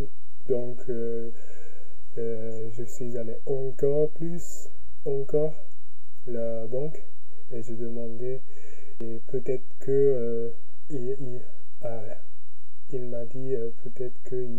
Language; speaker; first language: French; non-native, learner; Japanese